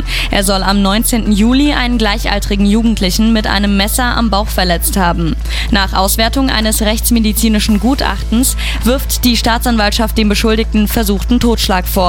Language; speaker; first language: German; native; German